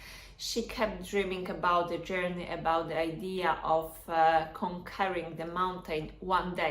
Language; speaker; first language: English; non-native, fluent; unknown